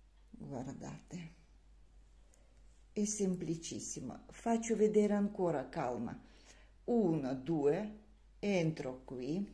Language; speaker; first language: Italian; non-native, learner; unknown